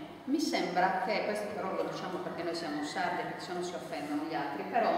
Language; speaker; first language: Italian; native; Italian